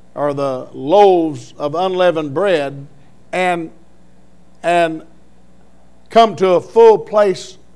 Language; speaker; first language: English; native; English